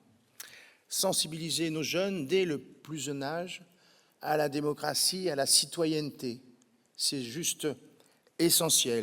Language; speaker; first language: French; native; French